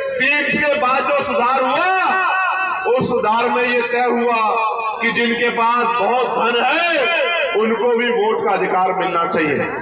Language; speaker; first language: Hindi; native; Hindi